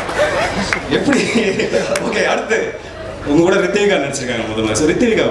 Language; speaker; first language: Tamil; native; Tamil